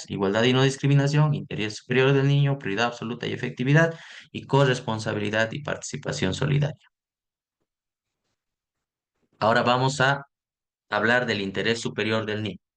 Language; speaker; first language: Spanish; native; Spanish